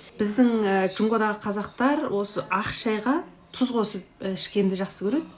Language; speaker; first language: Kazakh; native; Kazakh